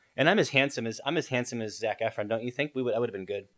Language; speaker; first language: English; early bilingual, other home language; Italian